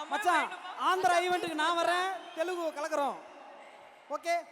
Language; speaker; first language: Tamil; native; Tamil